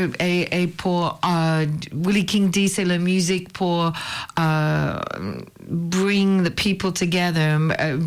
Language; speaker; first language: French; non-native, learner; English